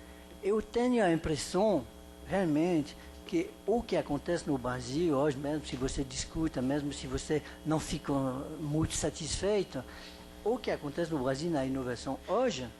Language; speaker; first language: Portuguese; non-native, fluent; French